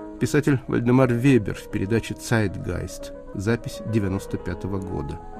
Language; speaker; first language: Russian; native; Russian